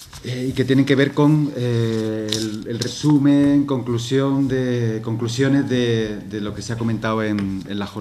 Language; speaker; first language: Spanish; native; Spanish